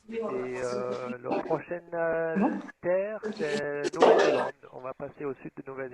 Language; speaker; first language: French; non-native, fluent; German